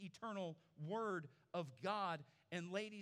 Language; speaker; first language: English; native; English